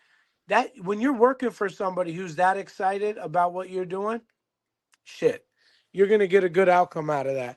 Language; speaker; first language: English; native; English